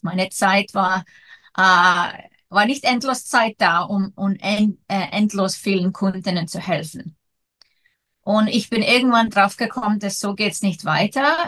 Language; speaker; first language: German; non-native, fluent; Icelandic